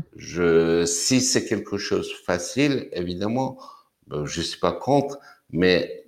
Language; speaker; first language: French; non-native, fluent; Persian